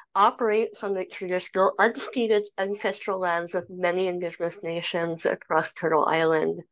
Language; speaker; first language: English; native; English